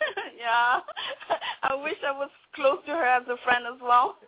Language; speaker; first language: English; non-native, fluent; French